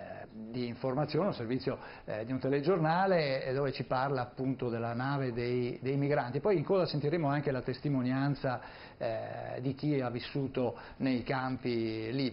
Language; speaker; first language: Italian; native; Italian